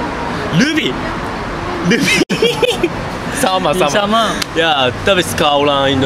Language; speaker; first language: Indonesian; non-native, learner; Japanese